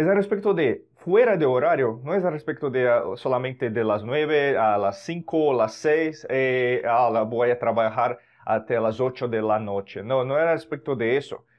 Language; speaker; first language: Spanish; non-native, fluent; Portuguese